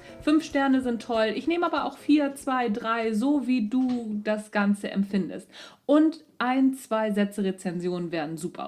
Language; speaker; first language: German; native; German